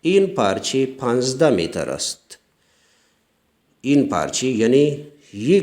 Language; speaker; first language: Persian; non-native, fluent; Urdu